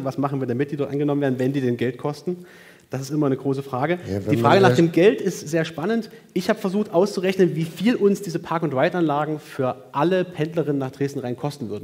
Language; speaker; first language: German; native; German